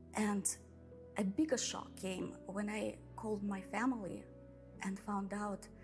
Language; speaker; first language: English; non-native, fluent; Russian